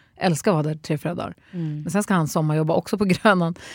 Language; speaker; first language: Swedish; native; Swedish